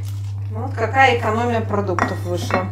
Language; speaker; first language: Russian; native; Russian